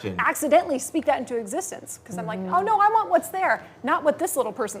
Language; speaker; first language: English; native; English